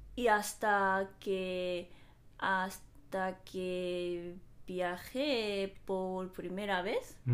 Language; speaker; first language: Spanish; non-native, fluent; Japanese